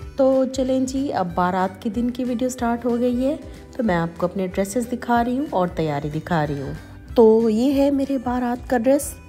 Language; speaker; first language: Urdu; native; Urdu